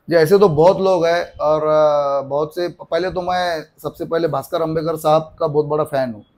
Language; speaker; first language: Hindi; non-native, local second language; Marathi